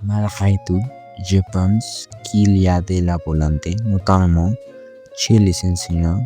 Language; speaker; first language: French; non-native, fluent; Spanish